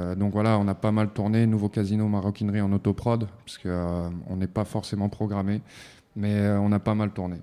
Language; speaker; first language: French; native; French